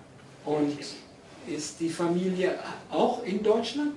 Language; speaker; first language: German; non-native, fluent; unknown